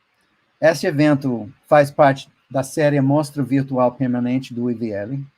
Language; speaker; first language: Portuguese; non-native, fluent; English